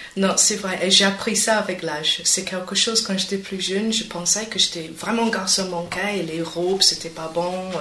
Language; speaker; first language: French; non-native, fluent; English